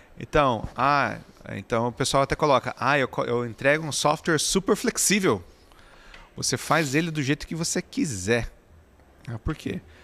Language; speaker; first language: Portuguese; native; Portuguese